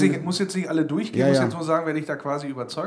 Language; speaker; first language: German; native; German